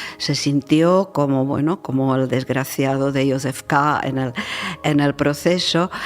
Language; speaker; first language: Spanish; non-native, fluent; Czech